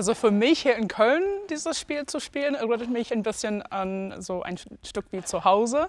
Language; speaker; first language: German; non-native, fluent; English